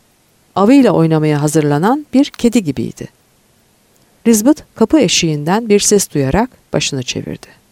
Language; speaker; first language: Turkish; native; Turkish